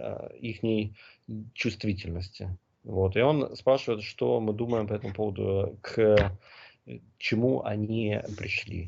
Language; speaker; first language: Russian; native; Russian